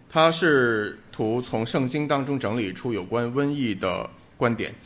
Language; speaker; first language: Chinese; non-native, local second language; Cantonese